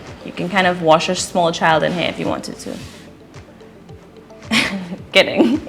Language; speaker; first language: English; native; English